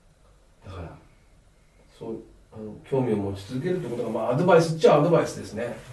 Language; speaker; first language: Japanese; native; Japanese